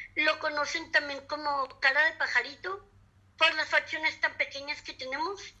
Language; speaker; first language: Spanish; native; Spanish